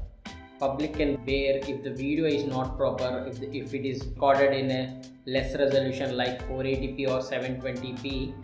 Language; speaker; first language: English; non-native, local second language; Telugu